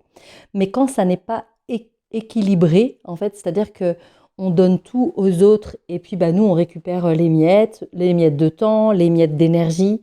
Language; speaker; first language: French; native; French